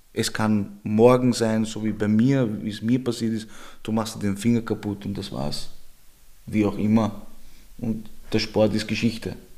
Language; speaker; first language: German; early bilingual, other home language; Georgian